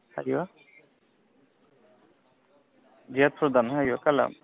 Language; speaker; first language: Arabic; non-native, learner; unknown